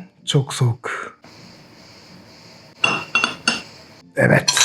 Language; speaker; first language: Turkish; non-native, learner; Japanese